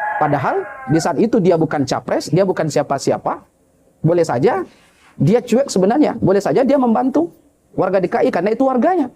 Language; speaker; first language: Indonesian; non-native, local second language; Minangkabau